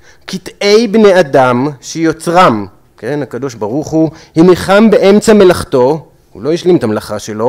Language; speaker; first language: Hebrew; native; Hebrew